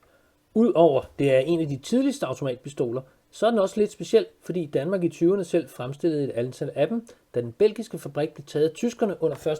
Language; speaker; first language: Danish; native; Danish